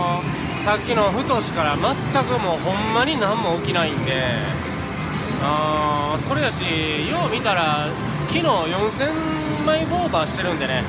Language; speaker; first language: Japanese; native; Japanese